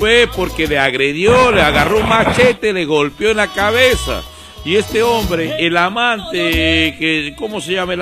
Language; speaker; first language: Spanish; native; Spanish